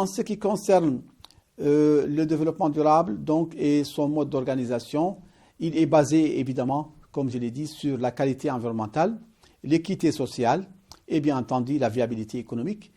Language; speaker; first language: French; non-native, local second language; Arabic